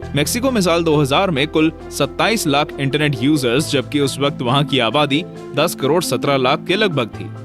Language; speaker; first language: Hindi; native; Hindi